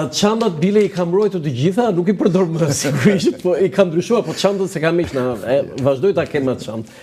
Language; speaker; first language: Albanian; native; Albanian